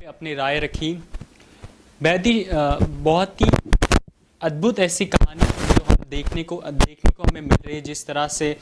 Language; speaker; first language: Hindi; non-native, local second language; Marathi